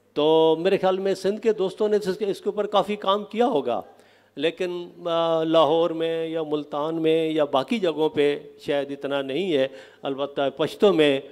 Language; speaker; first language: Urdu; non-native, local second language; Saraiki